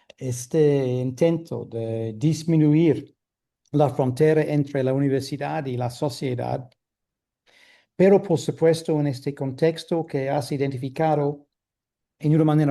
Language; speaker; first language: Spanish; non-native, fluent; English